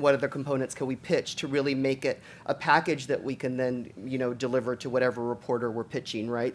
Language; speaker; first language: English; native; English